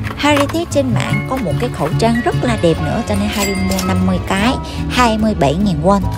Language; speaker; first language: Vietnamese; early bilingual, heritage; Korean